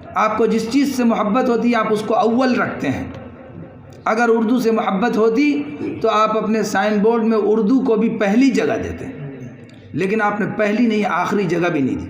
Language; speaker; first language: Urdu; native; Urdu